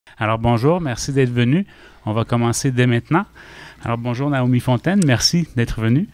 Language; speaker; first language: French; native; French